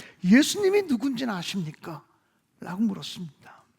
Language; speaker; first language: Korean; native; Korean